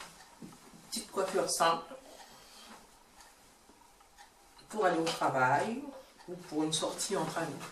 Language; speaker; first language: French; native; French